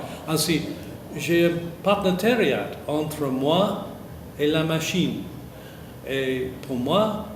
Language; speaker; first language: French; non-native, fluent; English